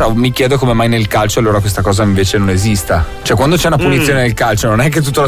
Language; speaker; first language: Italian; native; Italian